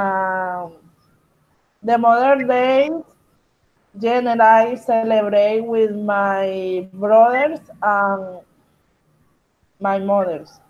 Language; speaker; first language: English; non-native, learner; Spanish